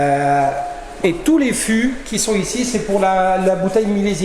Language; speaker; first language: French; native; French